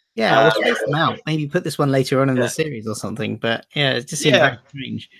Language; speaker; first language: English; native; English